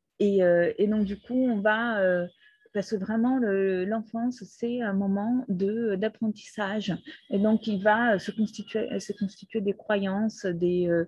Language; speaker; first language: French; non-native, fluent; Portuguese